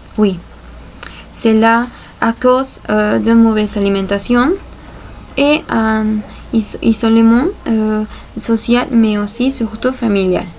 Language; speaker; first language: French; non-native, fluent; Spanish